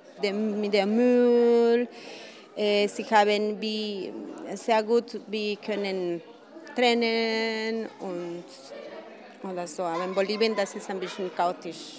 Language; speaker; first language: German; non-native, learner; Spanish